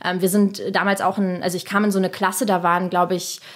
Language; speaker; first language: German; early bilingual, other home language; Russian